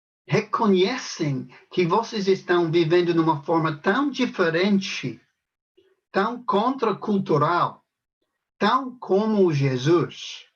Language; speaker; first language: Portuguese; non-native, fluent; English